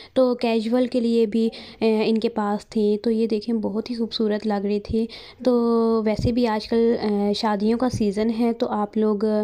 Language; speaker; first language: Urdu; native; Urdu